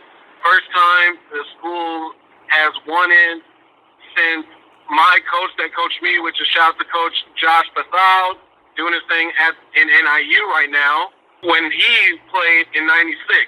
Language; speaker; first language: English; native; English